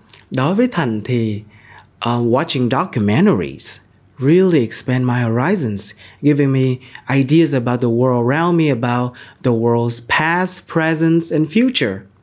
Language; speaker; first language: English; non-native, fluent; Vietnamese